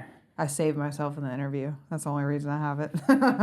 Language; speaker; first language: English; native; English